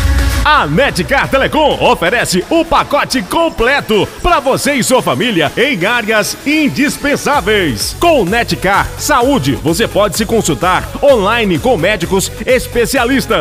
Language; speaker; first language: Portuguese; native; Portuguese